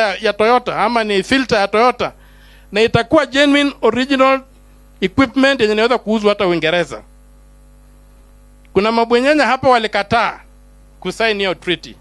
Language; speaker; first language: Swahili; non-native, local second language; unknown